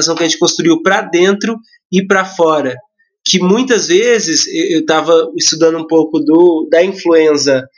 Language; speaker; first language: Portuguese; native; Portuguese